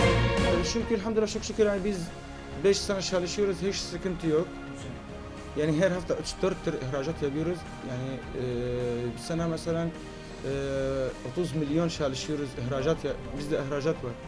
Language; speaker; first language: Turkish; non-native, learner; Arabic